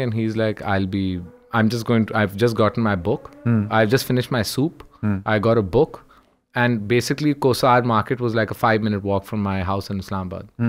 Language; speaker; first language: English; early bilingual, other home language; Urdu